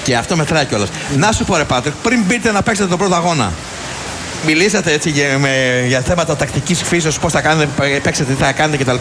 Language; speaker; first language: Greek; native; Greek